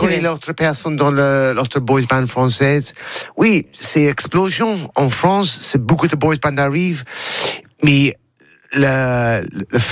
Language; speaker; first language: French; non-native, learner; English